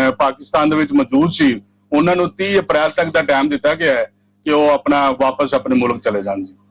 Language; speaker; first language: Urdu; non-native, local second language; Punjabi